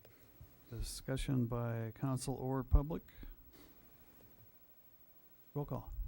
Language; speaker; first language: English; native; English